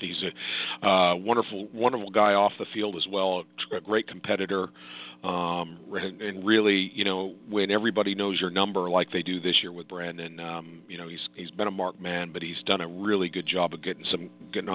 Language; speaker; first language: English; native; English